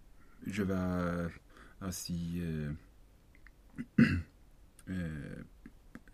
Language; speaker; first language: French; non-native, learner; Swedish